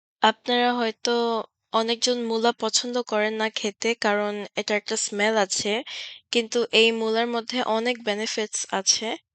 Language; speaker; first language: Bangla; early bilingual, heritage; Bangla